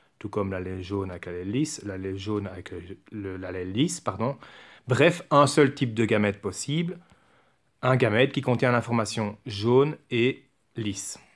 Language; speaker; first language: French; native; French